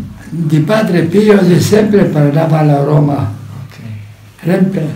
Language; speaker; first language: Italian; non-native, learner; Polish